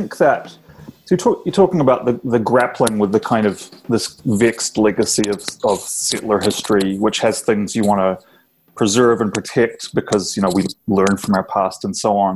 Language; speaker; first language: English; native; English